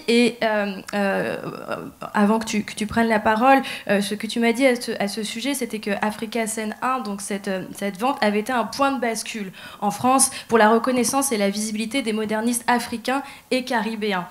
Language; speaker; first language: French; native; French